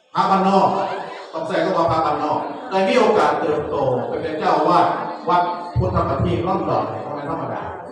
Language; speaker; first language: Thai; non-native, local second language; Northeastern Thai